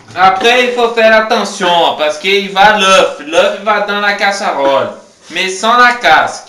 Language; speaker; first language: French; non-native, learner; Portuguese